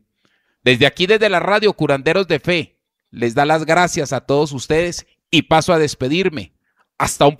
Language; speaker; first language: Spanish; native; Spanish